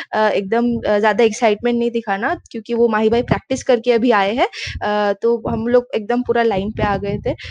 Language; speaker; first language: Hindi; non-native, local second language; Bangla